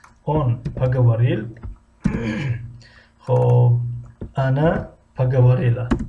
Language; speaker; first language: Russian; non-native, local second language; Tajik